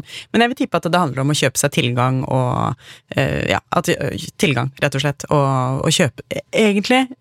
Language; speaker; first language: Norwegian; native; Norwegian